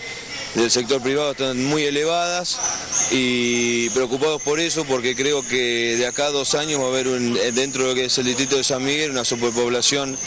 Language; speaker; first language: Spanish; native; Spanish